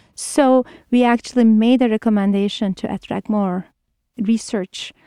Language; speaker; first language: English; non-native, fluent; Turkish